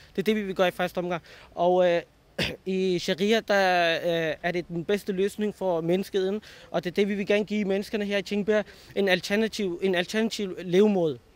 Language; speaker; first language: Danish; early bilingual, other home language; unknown